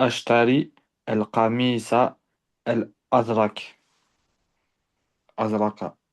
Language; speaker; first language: Arabic; non-native, learner; French